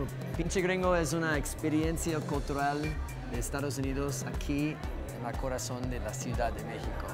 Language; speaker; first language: Spanish; non-native, fluent; English